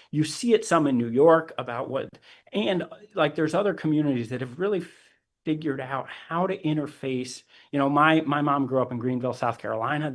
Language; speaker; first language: English; native; English